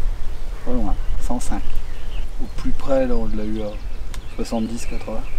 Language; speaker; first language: French; native; French